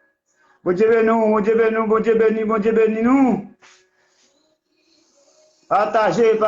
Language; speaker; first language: Portuguese; non-native, learner; Haitian Creole